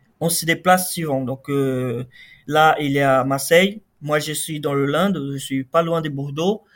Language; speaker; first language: French; non-native, fluent; Portuguese